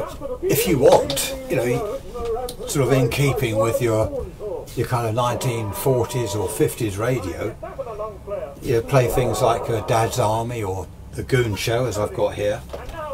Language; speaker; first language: English; native; English